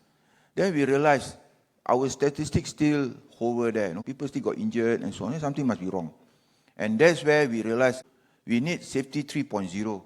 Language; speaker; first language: English; non-native, local second language; Malay